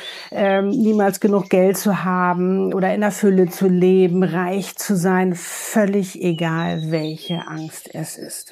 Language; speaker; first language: German; native; German